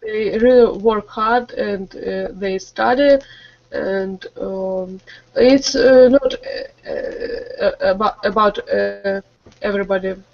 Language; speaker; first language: English; non-native, learner; Russian